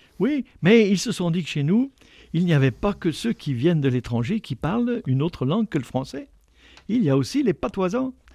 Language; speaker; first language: French; native; French